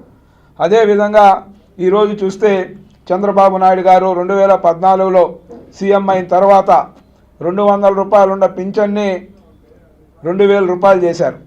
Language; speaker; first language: Telugu; native; Telugu